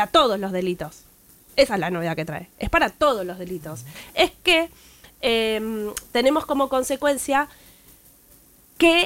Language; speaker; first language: Spanish; native; Spanish